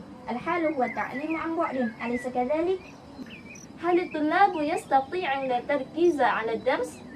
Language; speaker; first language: Arabic; non-native, fluent; Indonesian